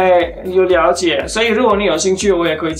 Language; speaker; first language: Chinese; non-native, fluent; Spanish